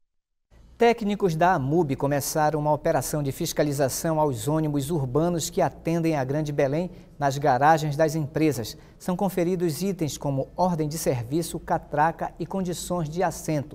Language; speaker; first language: Portuguese; native; Portuguese